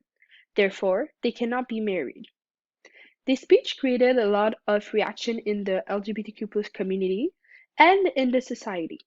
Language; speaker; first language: English; non-native, local second language; French